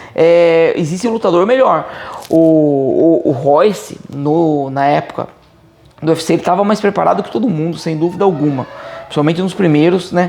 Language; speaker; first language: Portuguese; native; Portuguese